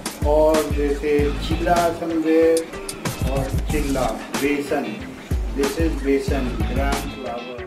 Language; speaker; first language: English; non-native, local second language; Hindi